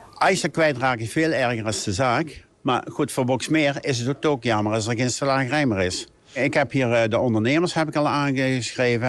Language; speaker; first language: Dutch; native; Dutch